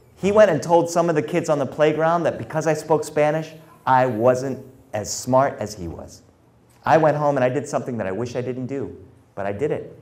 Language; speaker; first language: English; early bilingual, other home language; Spanish